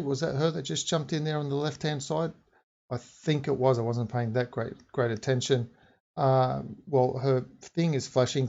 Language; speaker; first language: English; native; English